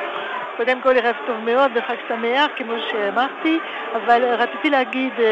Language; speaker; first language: Hebrew; non-native, fluent; French